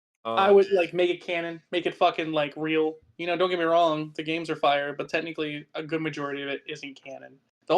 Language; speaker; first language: English; native; English